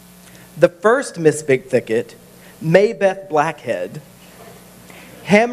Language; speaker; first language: English; native; English